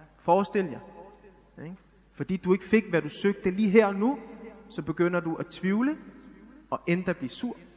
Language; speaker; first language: Danish; early bilingual, other home language; Arabic